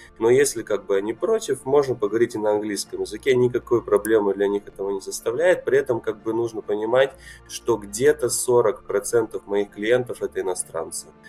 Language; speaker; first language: Russian; early bilingual, other home language; Romanian